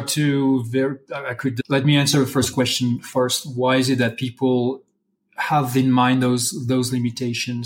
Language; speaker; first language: English; non-native, fluent; French